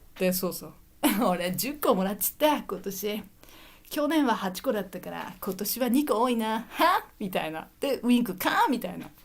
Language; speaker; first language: Japanese; native; Japanese